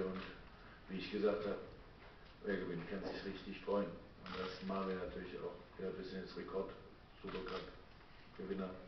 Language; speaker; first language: German; native; German